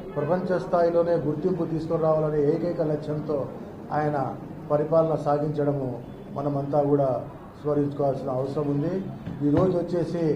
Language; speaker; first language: Telugu; native; Telugu